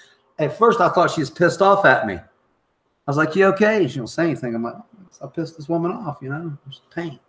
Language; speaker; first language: English; native; English